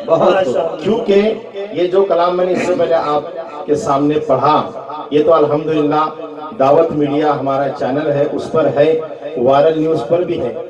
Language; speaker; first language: Urdu; native; Urdu